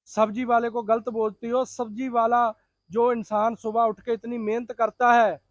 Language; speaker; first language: Hindi; non-native, local second language; Punjabi